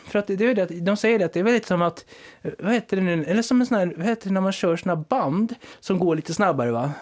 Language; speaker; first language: Swedish; early bilingual, other home language; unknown